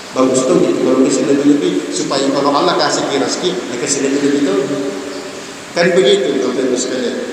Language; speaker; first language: Malay; non-native, local second language; Buginese